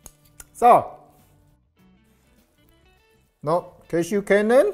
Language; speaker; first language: German; non-native, learner; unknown